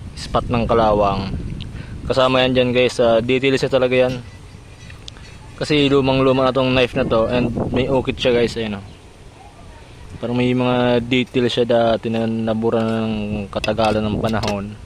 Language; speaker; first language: Filipino; non-native, local second language; Bikol